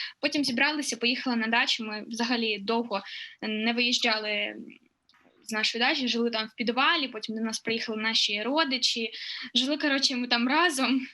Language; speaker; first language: Ukrainian; non-native, local second language; Russian